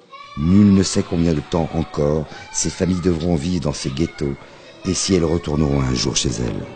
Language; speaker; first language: French; native; French